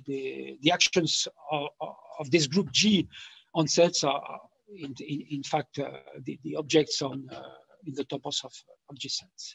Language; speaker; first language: English; non-native, fluent; French